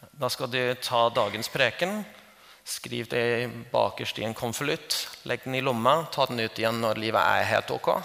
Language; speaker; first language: Norwegian; non-native, fluent; English